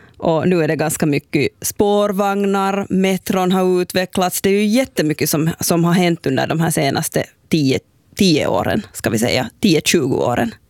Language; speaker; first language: Swedish; native; Swedish